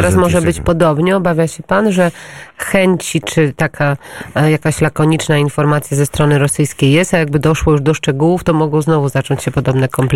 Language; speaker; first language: Polish; native; Polish